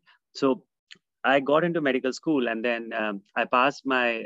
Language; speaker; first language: English; non-native, local second language; Hindi